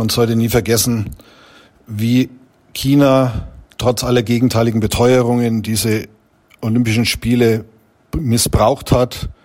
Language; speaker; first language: German; native; German